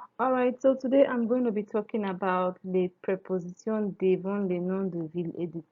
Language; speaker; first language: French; non-native, fluent; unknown